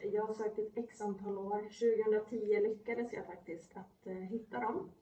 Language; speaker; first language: Swedish; early bilingual, other home language; Polish